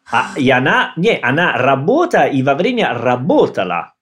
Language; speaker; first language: Russian; non-native, learner; Italian